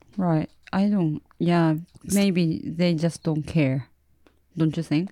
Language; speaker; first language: English; non-native, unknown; Japanese